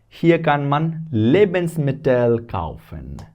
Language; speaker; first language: German; non-native, fluent; Hindi